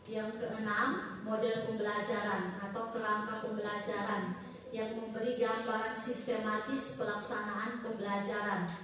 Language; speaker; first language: Indonesian; native; Indonesian